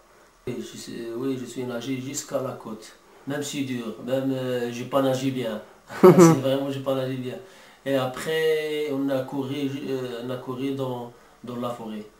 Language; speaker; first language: French; non-native, learner; Arabic